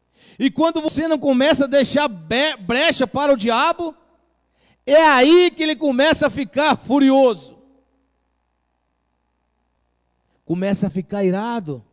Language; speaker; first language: Portuguese; native; Portuguese